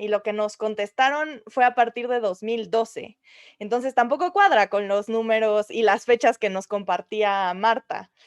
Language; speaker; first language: Spanish; native; Spanish